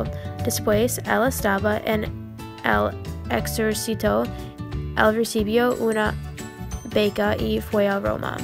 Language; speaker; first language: Spanish; non-native, learner; English